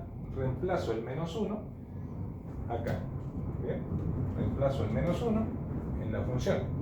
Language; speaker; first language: Spanish; native; Spanish